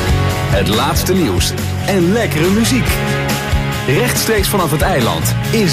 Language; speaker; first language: Dutch; native; Dutch